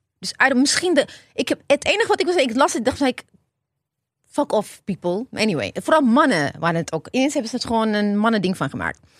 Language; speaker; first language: Dutch; non-native, fluent; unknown